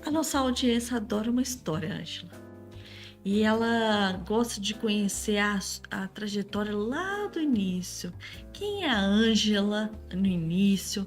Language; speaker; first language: Portuguese; native; Portuguese